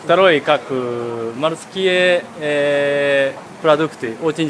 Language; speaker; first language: Russian; non-native, learner; Japanese